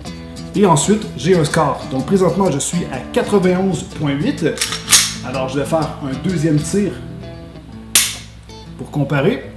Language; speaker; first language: French; native; French